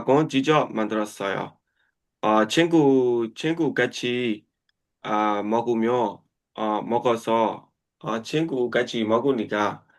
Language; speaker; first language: Korean; non-native, learner; Burmese